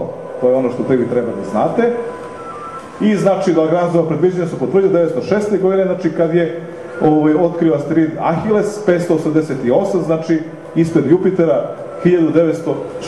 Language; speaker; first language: Serbian; native; Serbian